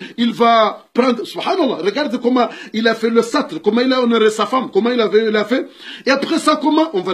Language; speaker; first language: French; non-native, learner; Comorian